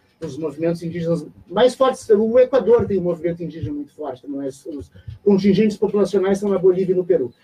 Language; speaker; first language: Portuguese; native; Portuguese